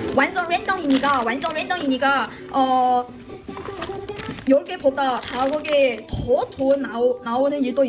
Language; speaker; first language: Korean; non-native, learner; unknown